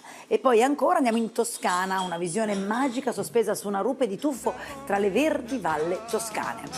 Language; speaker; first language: Italian; native; Italian